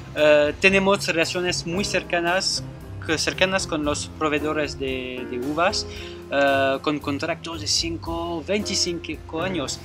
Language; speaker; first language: Spanish; non-native, fluent; French